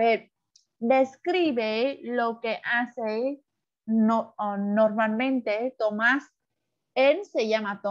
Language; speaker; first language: Spanish; non-native, fluent; Vietnamese